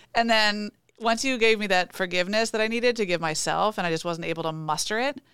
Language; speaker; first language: English; native; English